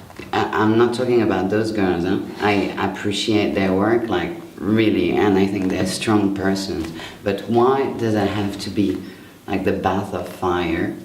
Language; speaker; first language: English; non-native, fluent; French